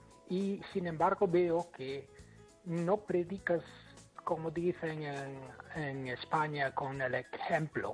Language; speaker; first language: Spanish; non-native, fluent; English